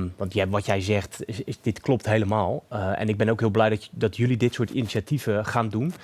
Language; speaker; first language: Dutch; native; Dutch